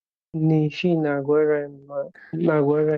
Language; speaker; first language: Chinese; non-native, learner; Bangla